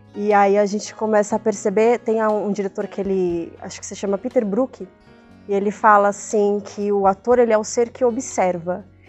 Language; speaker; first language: Portuguese; native; Portuguese